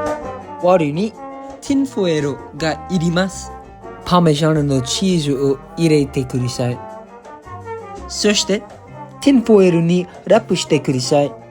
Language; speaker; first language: Japanese; non-native, learner; English